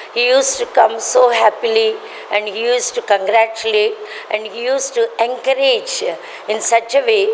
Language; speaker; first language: English; non-native, local second language; Telugu